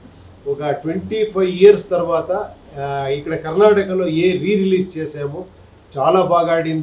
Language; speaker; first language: Telugu; non-native, local second language; Kannada